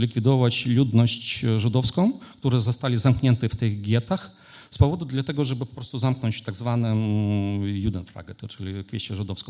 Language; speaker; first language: Polish; non-native, fluent; Ukrainian